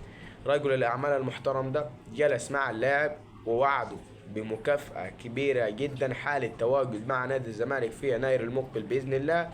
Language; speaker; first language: Arabic; native; Arabic